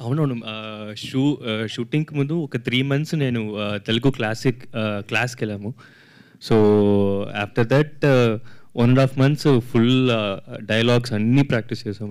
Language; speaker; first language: Telugu; non-native, learner; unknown